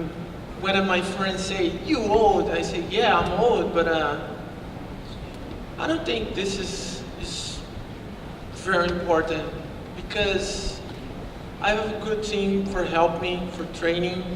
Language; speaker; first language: English; non-native, learner; Portuguese